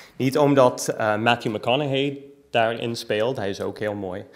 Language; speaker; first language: Dutch; non-native, fluent; English